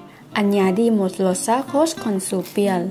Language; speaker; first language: Spanish; non-native, fluent; Thai